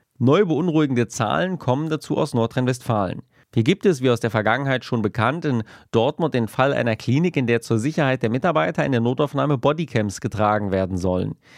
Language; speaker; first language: German; native; German